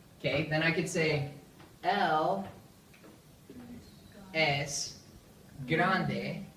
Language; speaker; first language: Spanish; non-native, fluent; English